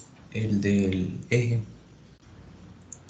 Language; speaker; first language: Spanish; native; Spanish